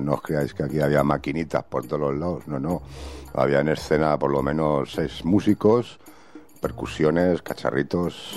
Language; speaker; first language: Spanish; native; Spanish